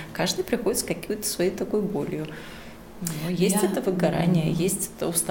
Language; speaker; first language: Russian; native; Russian